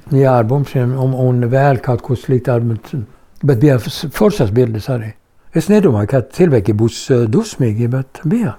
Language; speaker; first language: Latvian; non-native, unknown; Swedish